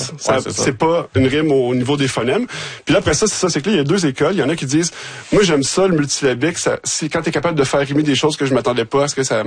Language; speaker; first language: French; native; French